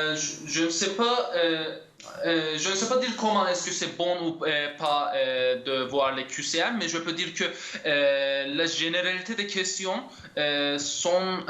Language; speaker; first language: French; non-native, fluent; Turkish